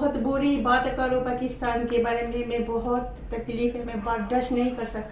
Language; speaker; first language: Hindi; non-native, learner; Malay